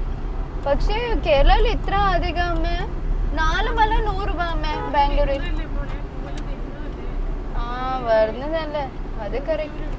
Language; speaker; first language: Malayalam; early bilingual, heritage; Malayalam